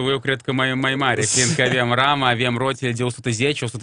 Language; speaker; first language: Romanian; non-native, local second language; Russian